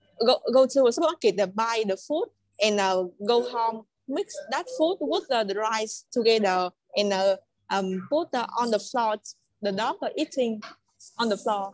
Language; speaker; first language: English; non-native, learner; Vietnamese